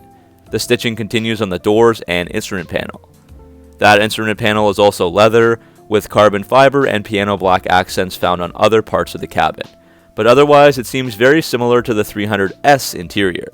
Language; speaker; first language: English; native; English